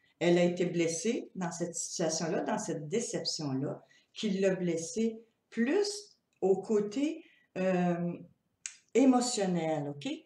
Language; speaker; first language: French; native; French